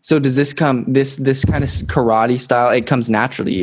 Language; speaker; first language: English; native; English